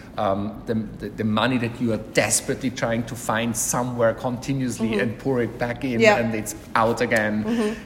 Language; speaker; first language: English; non-native, fluent; German